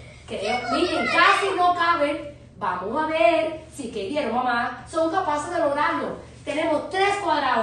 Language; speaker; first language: Spanish; native; Spanish